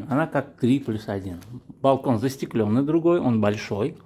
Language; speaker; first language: Russian; native; Russian